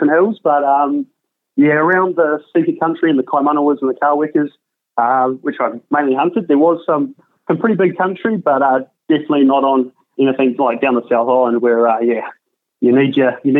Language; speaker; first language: English; native; English